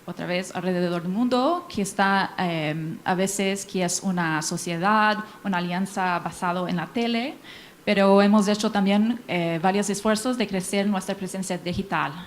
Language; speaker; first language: Spanish; non-native, fluent; English